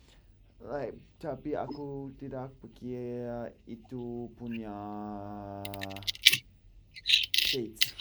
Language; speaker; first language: Indonesian; non-native, learner; English